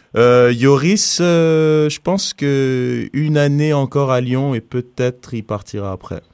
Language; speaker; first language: French; native; French